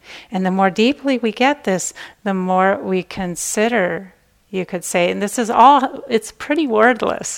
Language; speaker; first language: English; native; English